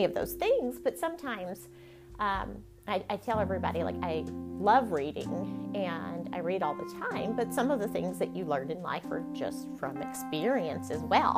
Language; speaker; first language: English; native; English